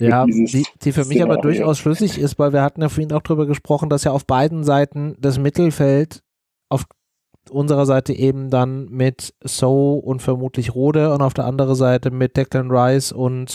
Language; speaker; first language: German; native; German